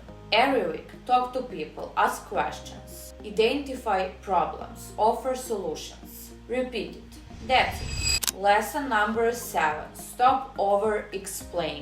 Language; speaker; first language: English; non-native, fluent; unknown